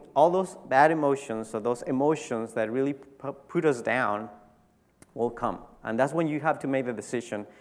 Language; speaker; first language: English; early bilingual, other home language; Spanish